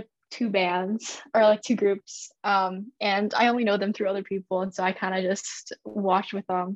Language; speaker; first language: English; early bilingual, other home language; Chinese